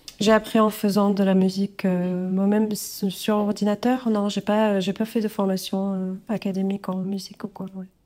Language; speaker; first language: French; non-native, local second language; Arabic